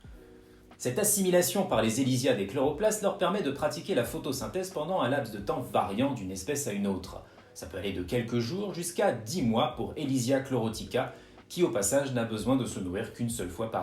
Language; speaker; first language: French; native; French